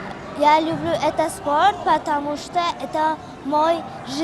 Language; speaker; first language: Russian; non-native, learner; Uzbek